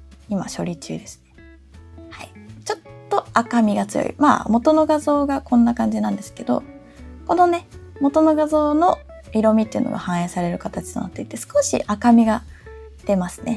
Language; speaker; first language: Japanese; native; Japanese